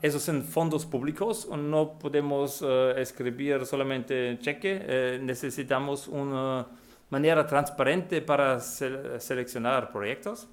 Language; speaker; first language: Spanish; non-native, fluent; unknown